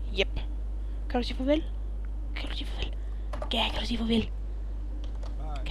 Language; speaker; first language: Danish; native; Danish